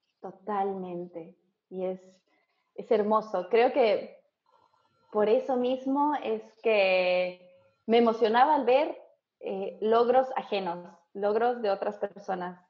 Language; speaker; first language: Spanish; native; Spanish